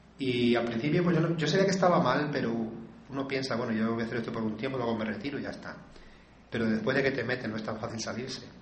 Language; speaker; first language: Spanish; native; Spanish